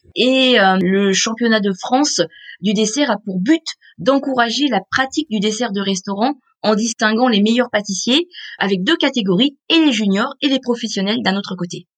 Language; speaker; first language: French; native; French